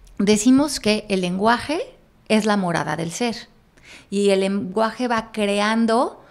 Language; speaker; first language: Spanish; native; Spanish